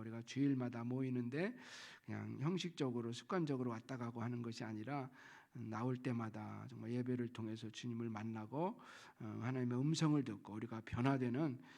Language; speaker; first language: Korean; native; Korean